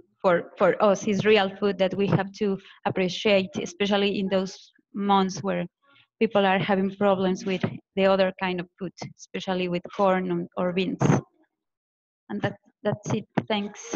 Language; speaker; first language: English; non-native, fluent; Spanish